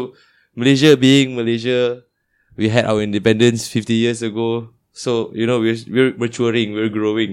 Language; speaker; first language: English; non-native, local second language; Malay